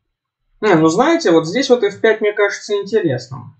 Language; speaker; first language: Russian; native; Russian